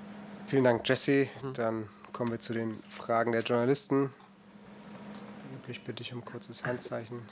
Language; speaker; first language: German; native; German